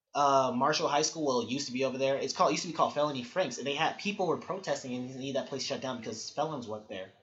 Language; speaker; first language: English; native; English